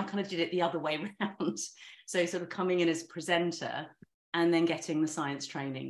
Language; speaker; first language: English; native; English